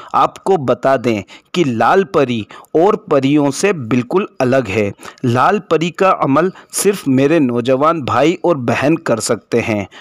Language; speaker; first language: Hindi; native; Hindi